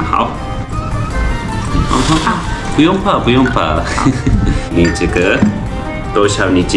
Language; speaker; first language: Chinese; non-native, fluent; Turkish